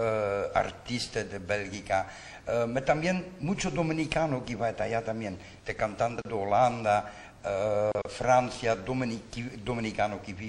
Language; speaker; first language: Spanish; non-native, learner; Dutch